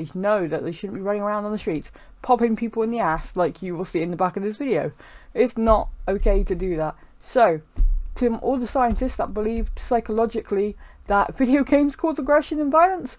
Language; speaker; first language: English; native; English